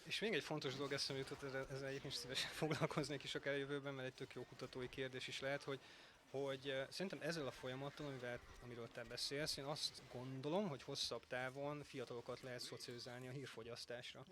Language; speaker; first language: Hungarian; native; Hungarian